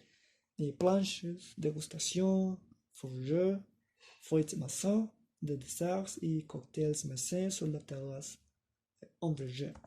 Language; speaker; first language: French; non-native, learner; Spanish